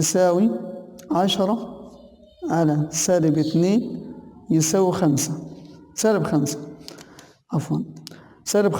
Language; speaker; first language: Arabic; native; Arabic